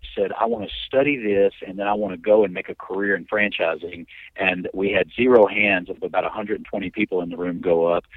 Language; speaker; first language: English; native; English